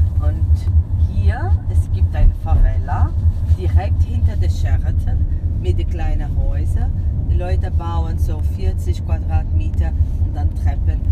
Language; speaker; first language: German; non-native, fluent; Portuguese